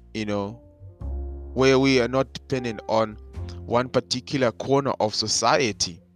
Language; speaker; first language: English; non-native, local second language; Shona